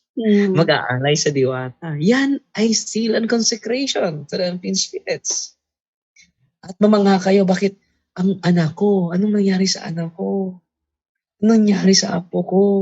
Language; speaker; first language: Filipino; non-native, local second language; Cebuano